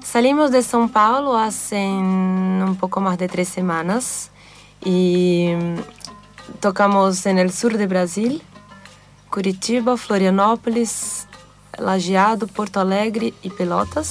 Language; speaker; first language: Spanish; non-native, fluent; Portuguese